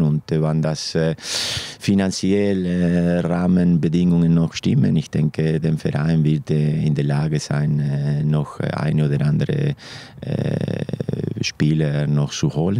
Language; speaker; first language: German; non-native, fluent; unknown